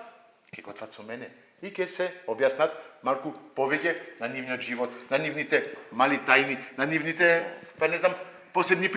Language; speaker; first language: Macedonian; non-native, fluent; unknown